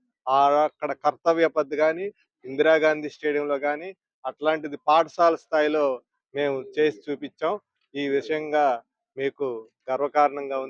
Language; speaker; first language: Telugu; native; Telugu